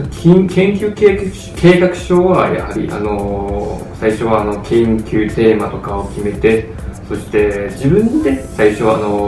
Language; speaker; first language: Japanese; non-native, fluent; Chinese